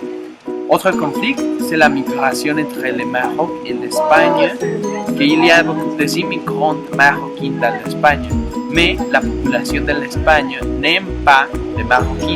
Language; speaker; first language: French; non-native, learner; Spanish